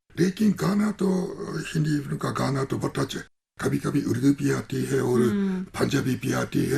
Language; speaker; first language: Hindi; non-native, fluent; Japanese